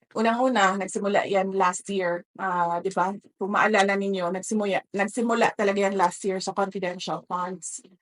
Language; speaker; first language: Filipino; non-native, local second language; Cebuano